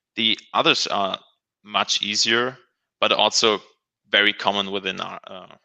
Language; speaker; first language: English; non-native, fluent; German